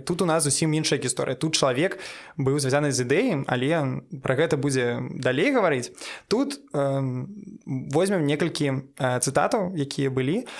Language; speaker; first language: Belarusian; non-native, local second language; Russian